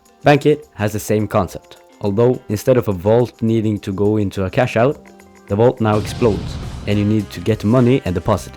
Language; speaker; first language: English; non-native, fluent; Norwegian